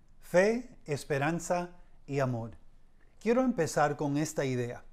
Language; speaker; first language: Spanish; early bilingual, heritage; Spanish